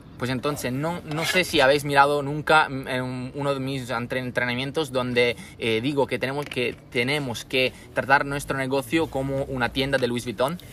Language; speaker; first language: Spanish; non-native, fluent; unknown